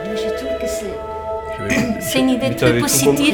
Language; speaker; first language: French; non-native, fluent; Spanish